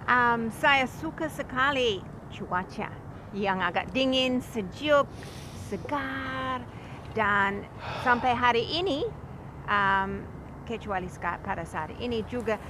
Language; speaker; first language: Indonesian; non-native, fluent; English